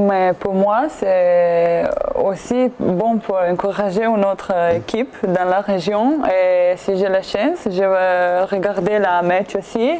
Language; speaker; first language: French; non-native, learner; Serbian